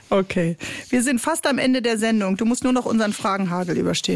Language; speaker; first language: German; native; German